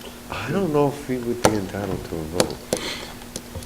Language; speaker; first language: English; native; English